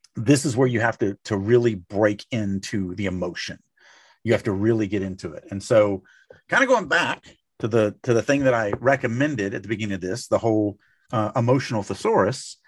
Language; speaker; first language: English; native; English